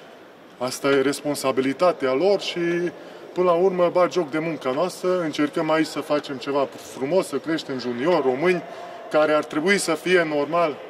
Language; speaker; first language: Romanian; non-native, local second language; Hungarian